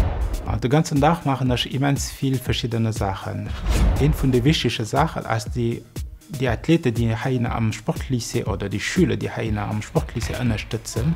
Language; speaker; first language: German; non-native, local second language; Luxembourgish